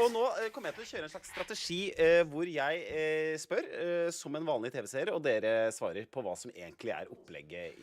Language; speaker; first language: Norwegian; native; Norwegian